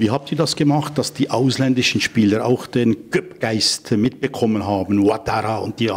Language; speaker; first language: German; native; German